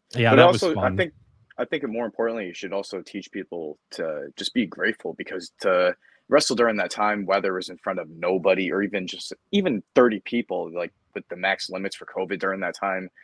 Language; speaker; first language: English; native; English